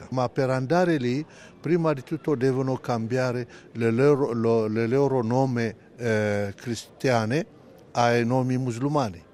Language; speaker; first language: Italian; non-native, fluent; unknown